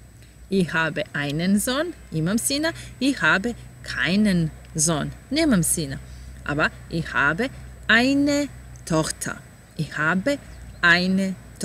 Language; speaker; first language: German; non-native, fluent; Serbian